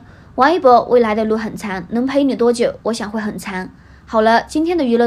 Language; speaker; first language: Chinese; native; Chinese